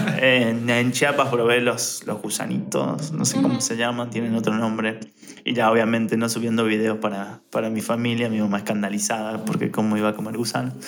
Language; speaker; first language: Spanish; native; Spanish